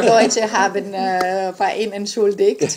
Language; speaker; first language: German; non-native, fluent; Greek